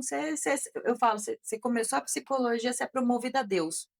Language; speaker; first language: Portuguese; native; Portuguese